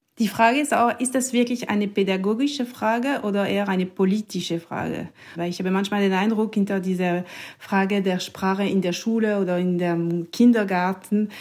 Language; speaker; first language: German; non-native, local second language; French